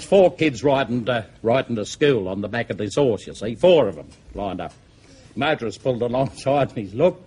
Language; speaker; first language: English; native; English